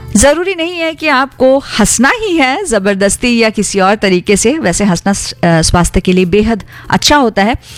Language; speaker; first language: Hindi; non-native, local second language; Bangla